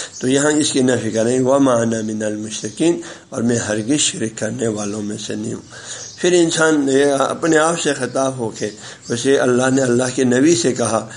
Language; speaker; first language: Urdu; non-native, local second language; Balti